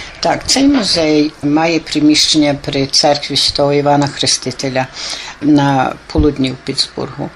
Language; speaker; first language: Ukrainian; early bilingual, heritage; Ukrainian